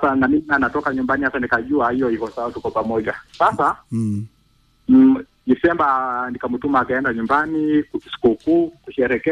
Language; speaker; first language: Swahili; non-native, local second language; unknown